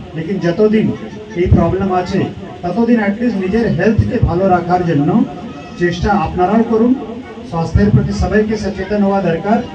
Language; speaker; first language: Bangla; non-native, local second language; Hindi